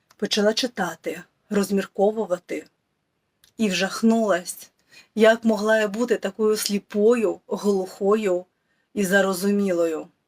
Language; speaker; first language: Ukrainian; non-native, local second language; Russian